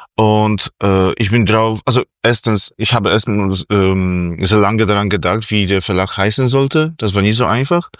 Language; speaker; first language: German; non-native, fluent; Polish